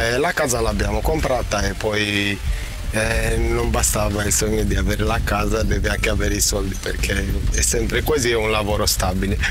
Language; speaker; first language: Italian; non-native, fluent; Romanian